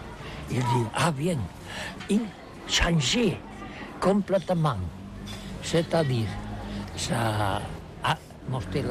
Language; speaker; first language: French; non-native, learner; Catalan